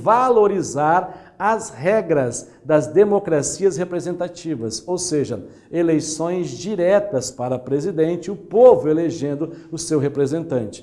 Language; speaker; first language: Portuguese; native; Portuguese